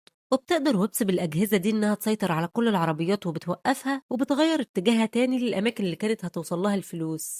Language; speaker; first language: Arabic; native; Arabic